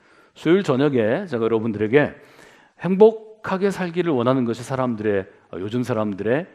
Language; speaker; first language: Korean; native; Korean